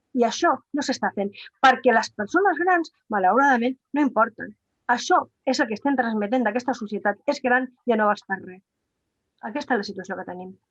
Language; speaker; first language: Catalan; non-native, local second language; Spanish